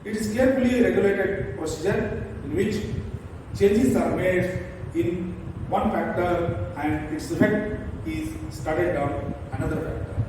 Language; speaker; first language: English; non-native, local second language; Kannada